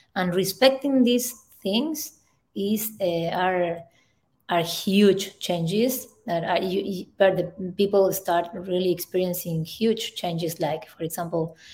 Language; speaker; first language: English; non-native, fluent; Spanish